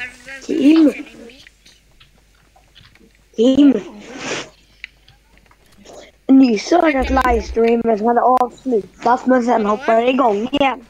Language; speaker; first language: Swedish; native; Swedish